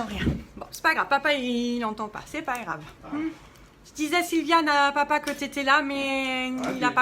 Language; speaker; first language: French; native; French